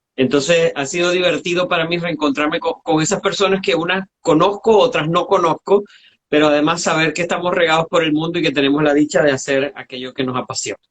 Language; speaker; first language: Spanish; native; Spanish